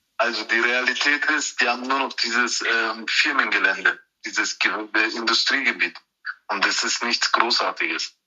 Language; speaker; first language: German; early bilingual, other home language; Turkish